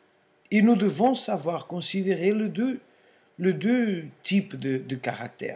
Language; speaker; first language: French; non-native, fluent; Portuguese